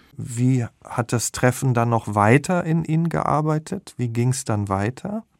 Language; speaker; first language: German; native; German